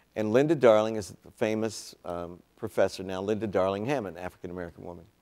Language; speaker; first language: English; native; English